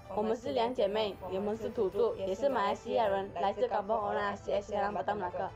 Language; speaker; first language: Chinese; non-native, local second language; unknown